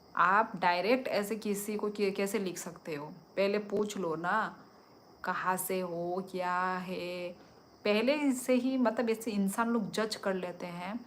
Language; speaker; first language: Hindi; non-native, local second language; Kok Borok